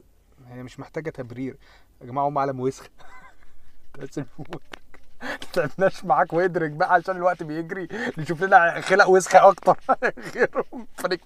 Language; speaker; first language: Arabic; native; Arabic